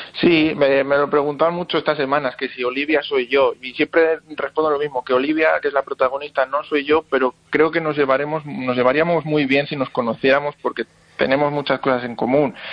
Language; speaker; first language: Spanish; native; Spanish